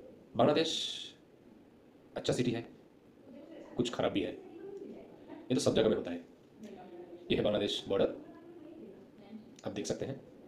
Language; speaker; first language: Hindi; non-native, local second language; Bangla